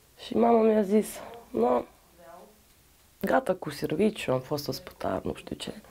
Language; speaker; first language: Romanian; non-native, learner; Russian